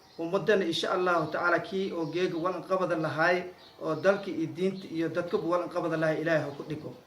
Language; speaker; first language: Somali; native; Somali